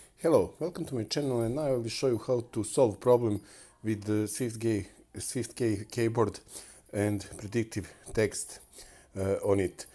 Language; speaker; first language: English; non-native, learner; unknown